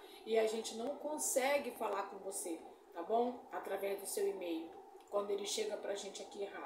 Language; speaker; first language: Portuguese; native; Portuguese